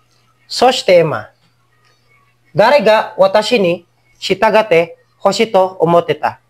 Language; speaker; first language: Japanese; non-native, learner; Filipino